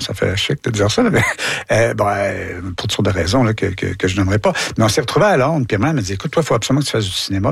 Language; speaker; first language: French; native; French